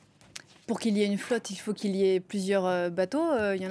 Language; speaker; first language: French; native; French